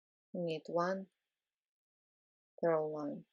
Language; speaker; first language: English; non-native, fluent; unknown